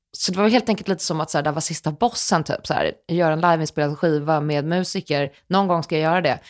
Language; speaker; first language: Swedish; native; Swedish